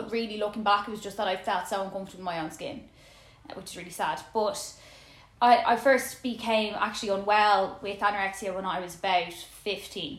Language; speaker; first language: English; native; English